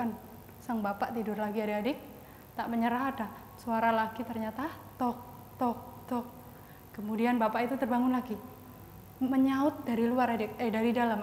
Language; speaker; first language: Indonesian; native; Indonesian